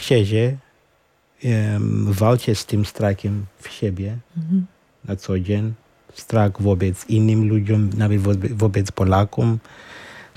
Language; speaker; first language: Ukrainian; non-native, learner; Shona